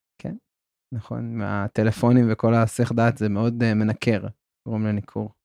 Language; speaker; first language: Hebrew; native; Hebrew